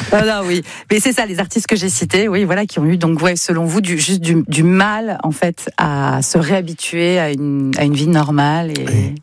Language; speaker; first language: French; native; French